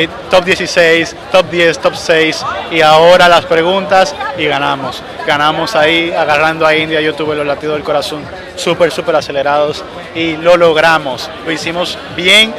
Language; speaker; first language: Spanish; native; Spanish